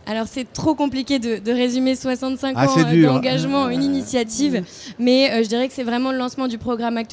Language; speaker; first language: French; native; French